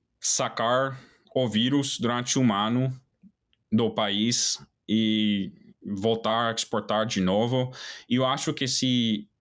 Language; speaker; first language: Portuguese; non-native, fluent; English